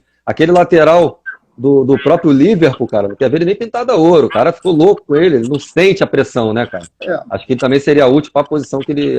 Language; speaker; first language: Portuguese; native; Portuguese